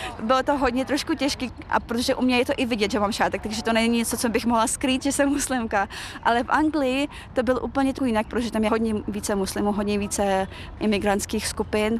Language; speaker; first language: Czech; early bilingual, other home language; Chechen